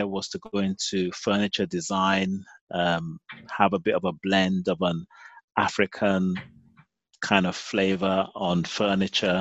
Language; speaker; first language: English; native; English